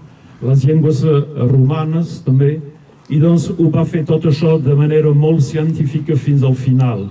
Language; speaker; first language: Catalan; non-native, local second language; French